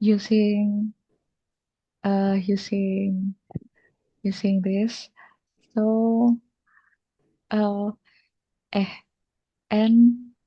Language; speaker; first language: English; non-native, learner; Indonesian